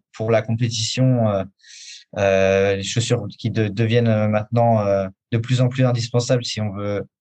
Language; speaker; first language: French; native; French